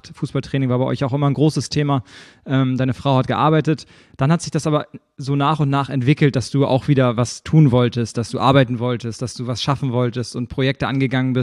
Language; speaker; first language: German; native; German